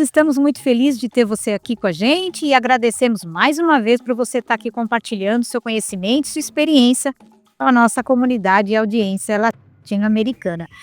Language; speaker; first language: Portuguese; native; Portuguese